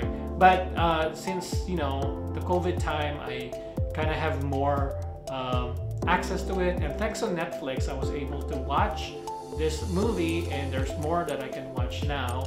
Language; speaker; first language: English; non-native, local second language; Filipino